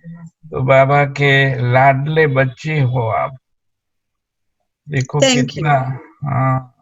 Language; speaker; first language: Hindi; non-native, local second language; Gujarati